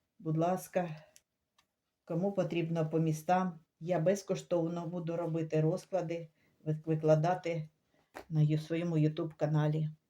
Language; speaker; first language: Ukrainian; native; Ukrainian